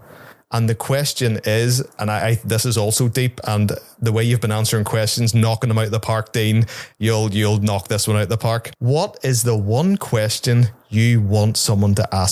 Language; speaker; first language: English; native; English